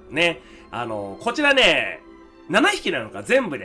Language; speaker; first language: Japanese; native; Japanese